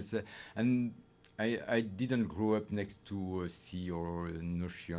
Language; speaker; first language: English; non-native, learner; French